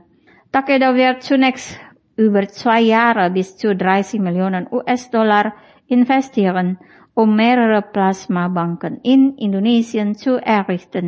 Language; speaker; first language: German; non-native, fluent; Indonesian